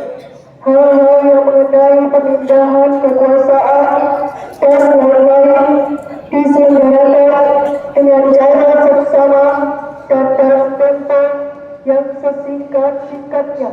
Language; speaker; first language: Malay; non-native, local second language; Javanese